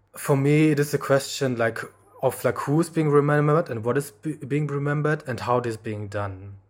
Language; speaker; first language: English; non-native, fluent; German